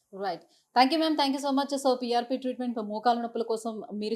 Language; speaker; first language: Telugu; native; Telugu